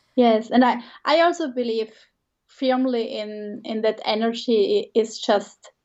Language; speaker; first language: English; non-native, fluent; Swiss German